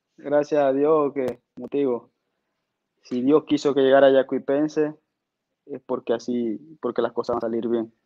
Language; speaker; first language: Spanish; native; Spanish